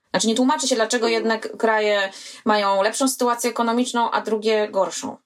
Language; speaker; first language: Polish; native; Polish